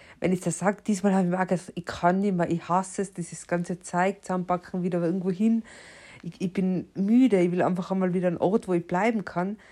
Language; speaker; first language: German; native; German